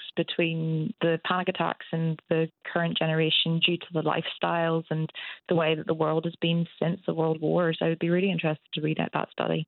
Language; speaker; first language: English; native; English